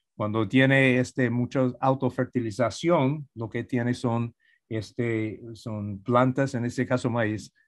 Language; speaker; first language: Spanish; non-native, fluent; English